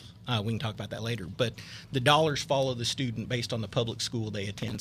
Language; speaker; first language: English; native; English